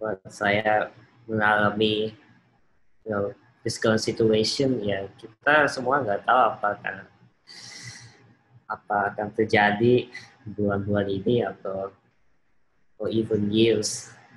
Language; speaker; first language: Indonesian; early bilingual, heritage; Indonesian